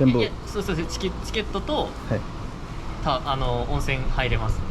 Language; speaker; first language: Japanese; native; Japanese